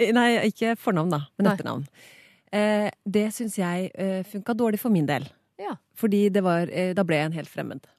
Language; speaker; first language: Norwegian; native; Norwegian